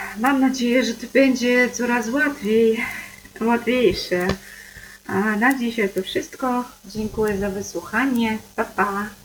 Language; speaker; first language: Polish; non-native, fluent; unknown